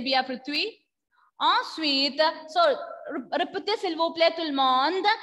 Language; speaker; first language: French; non-native, fluent; Malayalam